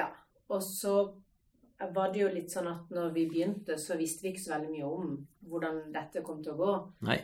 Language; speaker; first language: Norwegian; native; Norwegian